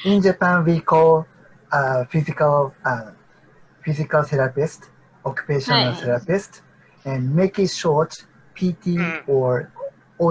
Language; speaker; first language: English; non-native, learner; Japanese